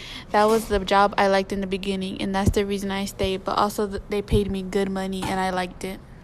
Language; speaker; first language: English; early bilingual, other home language; Spanish